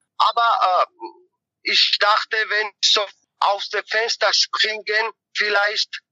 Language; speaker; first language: German; non-native, learner; Georgian